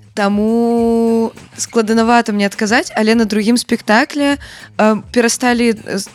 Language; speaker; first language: Belarusian; native; Belarusian